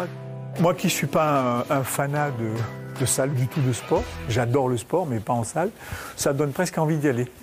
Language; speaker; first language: French; native; French